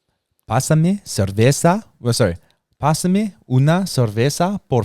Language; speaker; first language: Spanish; non-native, learner; English